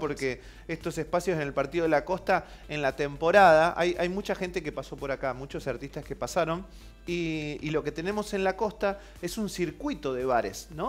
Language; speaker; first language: Spanish; native; Spanish